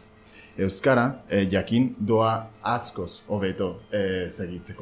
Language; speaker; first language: Basque; non-native, learner; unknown